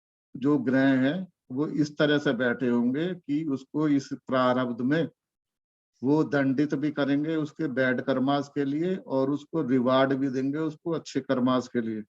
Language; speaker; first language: Hindi; native; Hindi